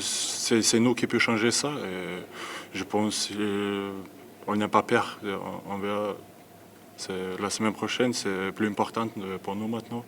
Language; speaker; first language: French; non-native, learner; Lithuanian